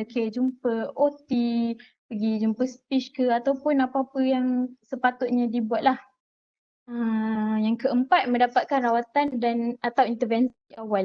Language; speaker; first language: Malay; native; Malay